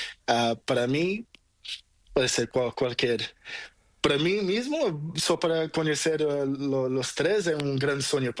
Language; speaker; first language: Spanish; non-native, learner; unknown